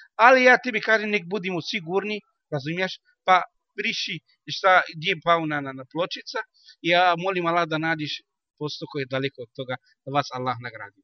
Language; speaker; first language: Bosnian; non-native, learner; Arabic